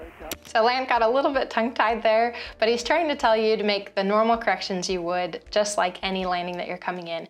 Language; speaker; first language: English; native; English